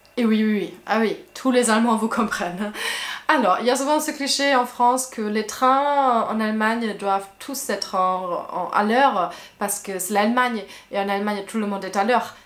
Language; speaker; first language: French; non-native, fluent; German